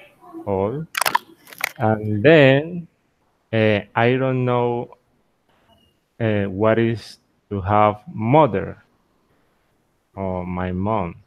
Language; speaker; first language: English; non-native, learner; Spanish